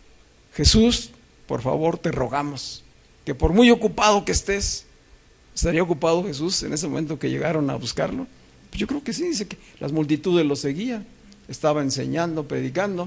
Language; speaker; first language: Spanish; native; Spanish